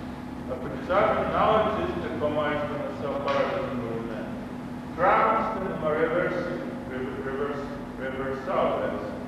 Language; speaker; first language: Portuguese; non-native, learner; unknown